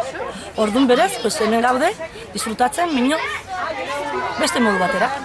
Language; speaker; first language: Basque; non-native, local second language; Spanish